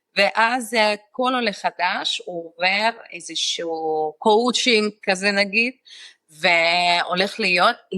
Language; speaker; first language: Hebrew; non-native, fluent; Russian